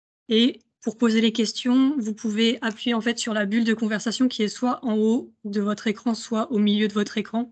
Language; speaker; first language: French; native; French